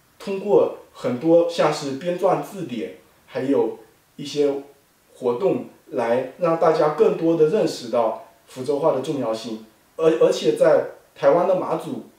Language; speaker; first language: Chinese; native; Chinese